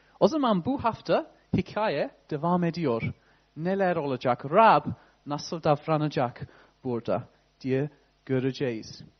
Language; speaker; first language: Turkish; non-native, fluent; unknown